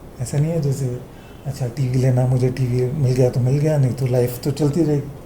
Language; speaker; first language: Hindi; early bilingual, heritage; Hindi